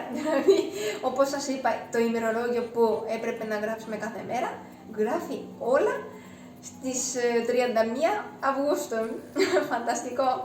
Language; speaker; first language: Greek; non-native, fluent; Japanese